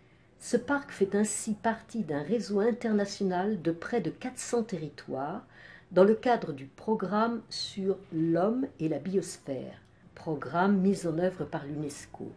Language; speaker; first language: French; native; French